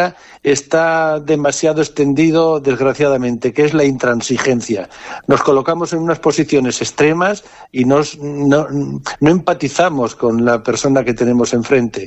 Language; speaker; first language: Spanish; native; Spanish